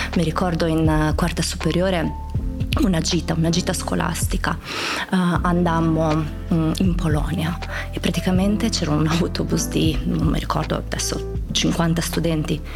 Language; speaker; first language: Italian; early bilingual, other home language; Croatian